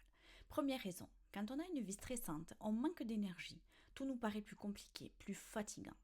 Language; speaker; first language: French; native; French